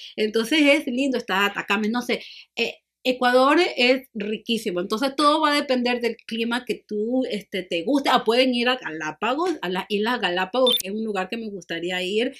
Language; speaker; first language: Spanish; native; Spanish